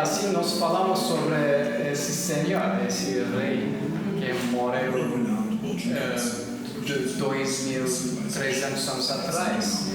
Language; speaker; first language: Portuguese; non-native, learner; Turkish